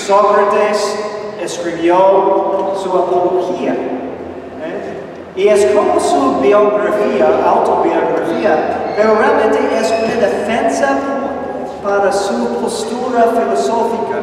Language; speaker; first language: Spanish; non-native, fluent; English